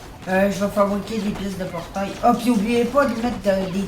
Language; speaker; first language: French; native; French